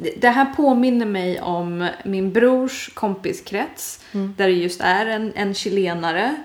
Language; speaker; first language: Swedish; early bilingual, other home language; Persian